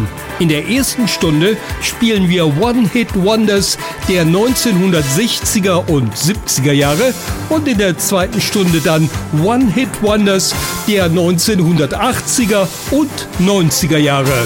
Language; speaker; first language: German; native; German